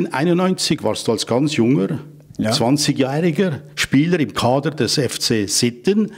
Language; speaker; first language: German; native; German